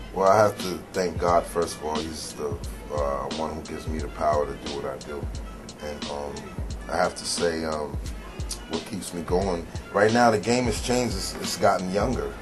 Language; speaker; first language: English; native; English